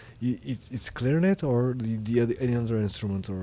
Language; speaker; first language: English; non-native, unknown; Turkish